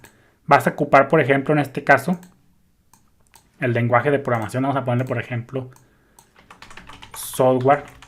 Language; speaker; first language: Spanish; native; Spanish